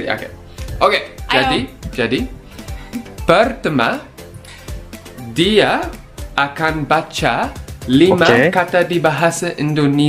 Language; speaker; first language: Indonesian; non-native, learner; English